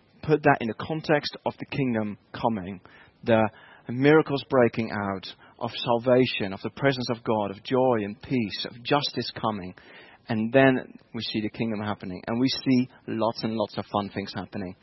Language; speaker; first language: English; non-native, fluent; Dutch